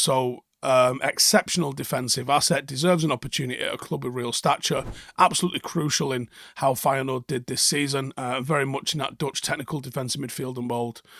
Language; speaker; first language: English; native; English